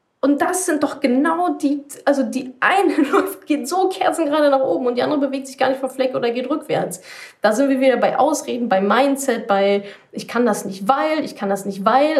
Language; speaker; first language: German; native; German